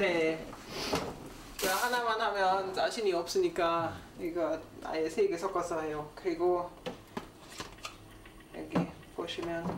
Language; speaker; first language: Korean; non-native, fluent; German